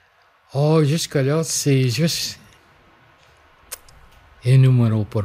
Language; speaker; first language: French; non-native, local second language; English